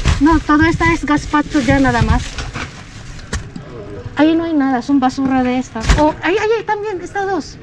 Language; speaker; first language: Spanish; non-native, learner; Filipino